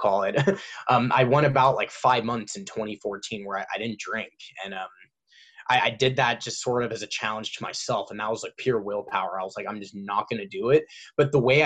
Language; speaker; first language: English; native; English